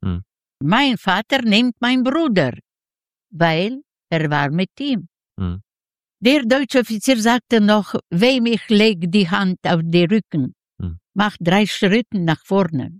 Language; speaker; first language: German; non-native, fluent; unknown